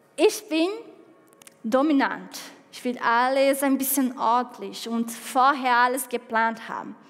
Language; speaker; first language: German; non-native, fluent; Portuguese